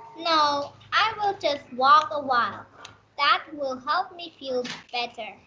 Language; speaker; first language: English; non-native, learner; Vietnamese